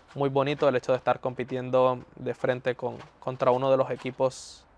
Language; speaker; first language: Spanish; native; Spanish